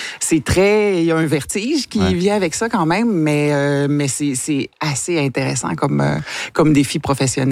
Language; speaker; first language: French; native; French